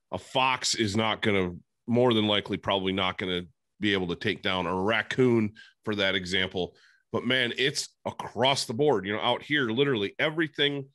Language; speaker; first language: English; native; English